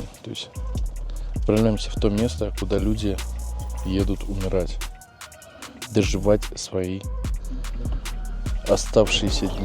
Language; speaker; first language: Russian; native; Russian